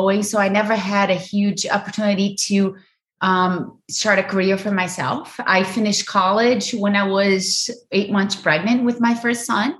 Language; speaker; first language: English; non-native, fluent; Portuguese